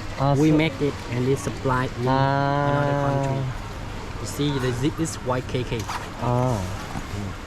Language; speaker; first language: English; non-native, learner; Vietnamese